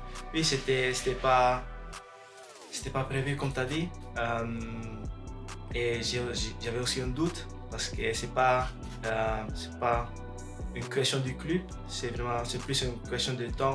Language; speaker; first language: French; non-native, learner; Dutch